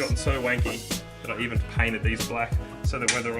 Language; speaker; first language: English; native; English